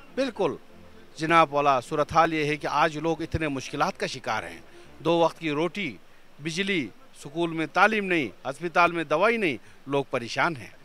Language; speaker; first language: Hindi; native; Hindi